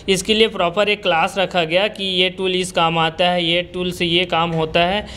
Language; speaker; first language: Hindi; native; Hindi